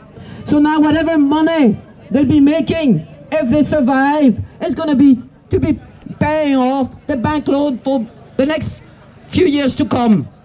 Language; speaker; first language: English; non-native, fluent; French